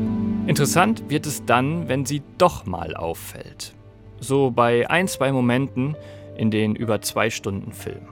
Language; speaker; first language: German; native; German